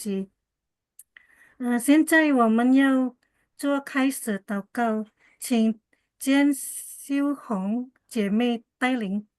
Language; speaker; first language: Chinese; non-native, learner; Indonesian